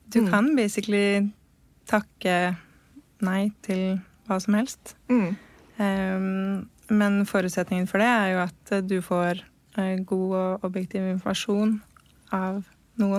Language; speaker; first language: Norwegian; native; Norwegian